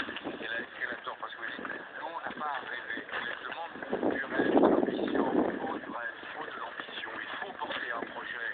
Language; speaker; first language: French; native; French